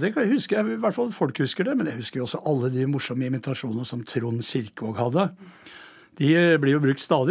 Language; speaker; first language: Norwegian; native; Norwegian